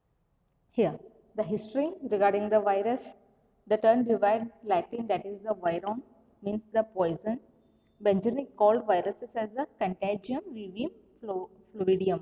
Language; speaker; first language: English; non-native, local second language; Kannada